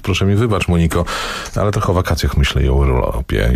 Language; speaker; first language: Polish; native; Polish